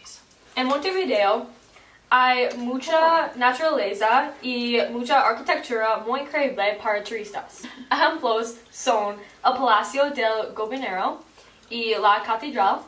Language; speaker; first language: Spanish; non-native, learner; English